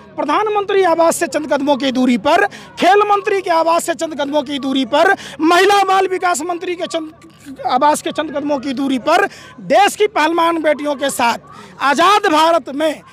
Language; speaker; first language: Hindi; native; Hindi